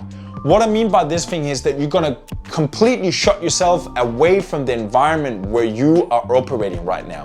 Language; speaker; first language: English; non-native, fluent; Danish